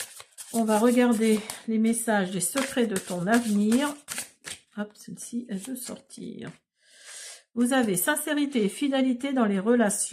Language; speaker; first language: French; native; French